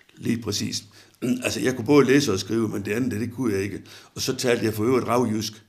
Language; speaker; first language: Danish; native; Danish